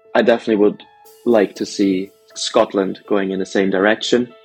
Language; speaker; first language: English; early bilingual, other home language; Italian